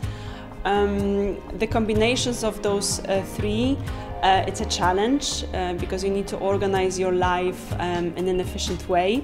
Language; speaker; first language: English; non-native, fluent; Polish